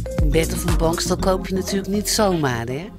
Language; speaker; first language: Dutch; native; Dutch